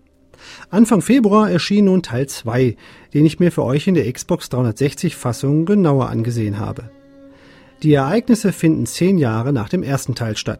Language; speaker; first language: German; native; German